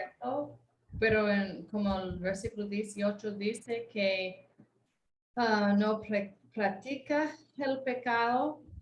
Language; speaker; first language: Spanish; non-native, fluent; English